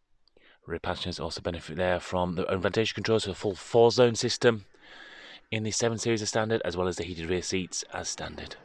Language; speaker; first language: English; native; English